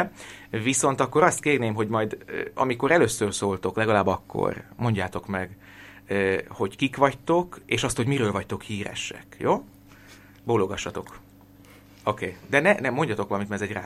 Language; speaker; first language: Hungarian; native; Hungarian